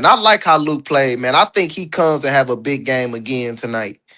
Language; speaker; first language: English; native; English